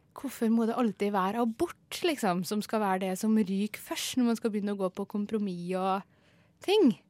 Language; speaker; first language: Norwegian; native; Norwegian